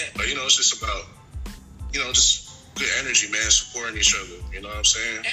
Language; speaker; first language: English; native; English